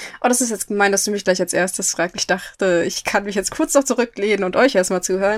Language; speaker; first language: German; native; German